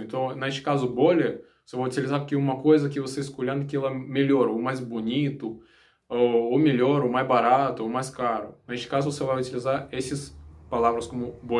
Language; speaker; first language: Portuguese; non-native, learner; Russian